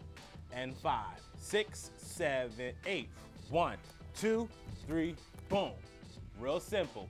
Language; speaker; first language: English; native; English